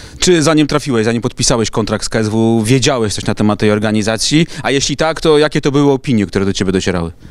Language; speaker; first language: Polish; native; Polish